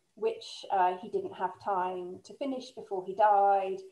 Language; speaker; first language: English; native; English